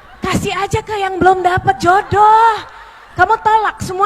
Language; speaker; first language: Indonesian; native; Indonesian